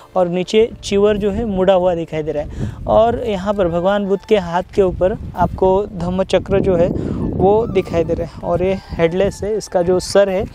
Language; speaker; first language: Hindi; non-native, local second language; Marathi